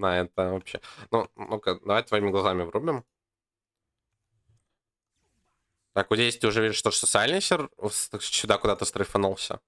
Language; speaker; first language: Russian; native; Russian